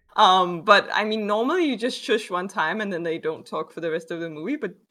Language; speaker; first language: English; non-native, fluent; Danish